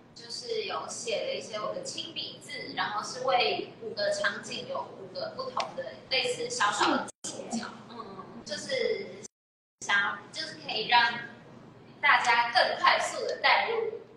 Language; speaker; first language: Chinese; native; Chinese